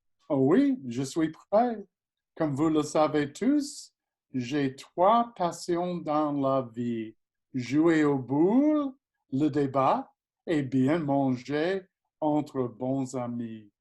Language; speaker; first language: French; non-native, learner; English